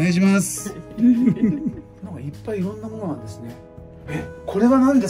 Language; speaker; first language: Japanese; native; Japanese